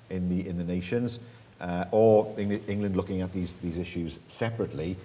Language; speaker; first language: English; native; English